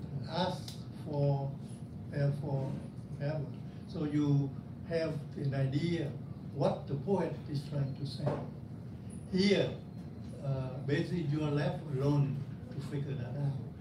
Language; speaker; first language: English; non-native, fluent; Vietnamese